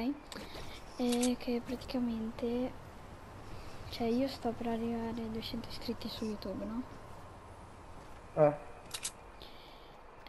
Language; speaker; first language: Italian; native; Italian